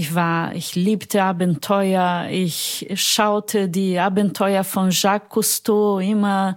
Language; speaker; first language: German; non-native, fluent; Portuguese